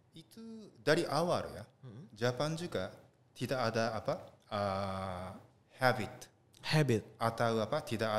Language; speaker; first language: Indonesian; non-native, learner; Japanese